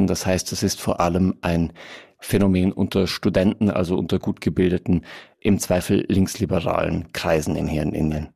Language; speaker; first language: German; native; German